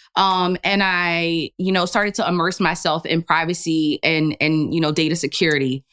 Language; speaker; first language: English; early bilingual, other home language; Yoruba